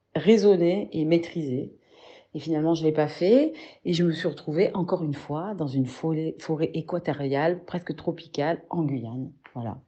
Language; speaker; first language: French; native; French